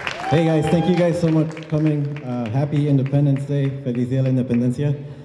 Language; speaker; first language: English; early bilingual, other home language; Spanish